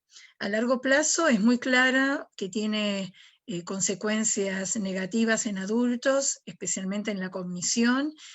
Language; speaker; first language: Spanish; native; Spanish